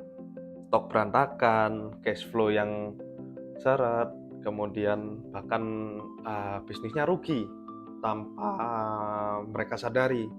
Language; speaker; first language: Indonesian; native; Indonesian